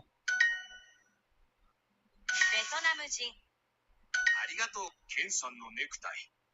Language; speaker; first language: Japanese; non-native, learner; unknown